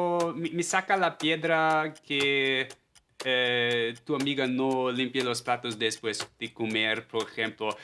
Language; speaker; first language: Spanish; non-native, fluent; German